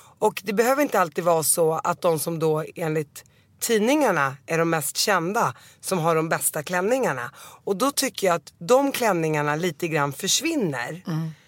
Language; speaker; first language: Swedish; early bilingual, other home language; Arabic